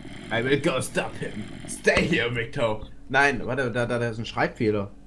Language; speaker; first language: German; native; German